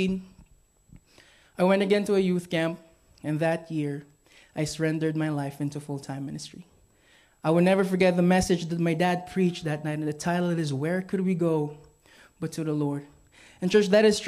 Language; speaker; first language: English; non-native, local second language; Filipino